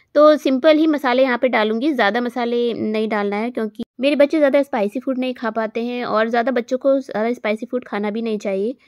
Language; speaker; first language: Hindi; native; Hindi